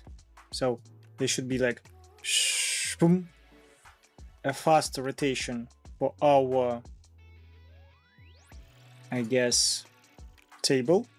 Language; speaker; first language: English; non-native, fluent; Russian